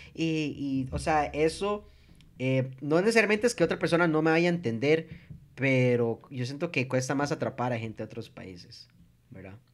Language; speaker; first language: Spanish; native; Spanish